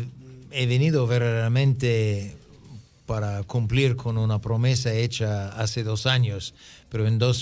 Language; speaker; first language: Spanish; non-native, fluent; English